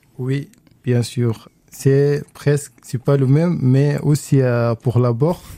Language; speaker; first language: French; non-native, learner; Arabic